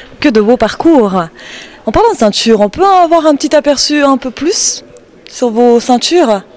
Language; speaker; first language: French; native; French